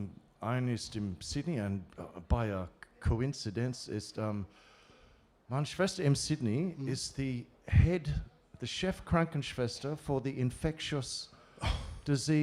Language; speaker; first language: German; non-native, learner; English